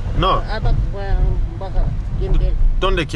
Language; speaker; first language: Spanish; non-native, learner; English